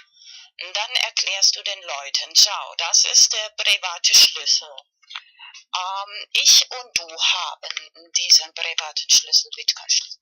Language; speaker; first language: German; non-native, learner; Spanish